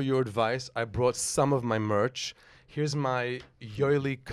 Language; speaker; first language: English; native; English